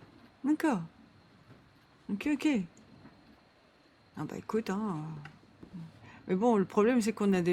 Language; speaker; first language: French; native; French